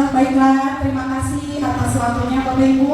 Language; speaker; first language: Indonesian; native; Indonesian